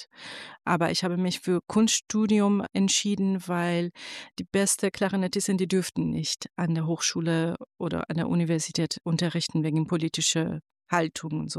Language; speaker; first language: German; non-native, fluent; Persian